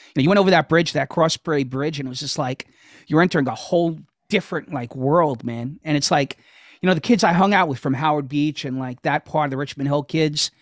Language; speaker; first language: English; native; English